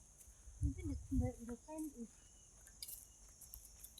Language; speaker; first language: English; non-native, learner; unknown